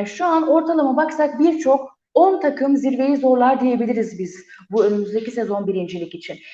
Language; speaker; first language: Turkish; native; Turkish